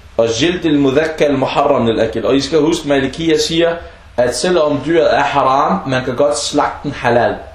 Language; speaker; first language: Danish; early bilingual, other home language; Arabic